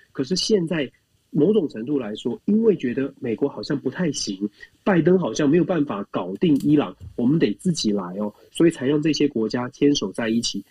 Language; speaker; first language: Chinese; native; Chinese